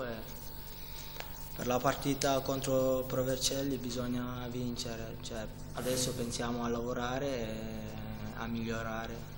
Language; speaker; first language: Italian; non-native, fluent; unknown